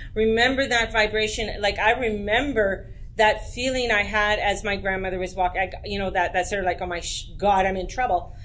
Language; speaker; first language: English; native; English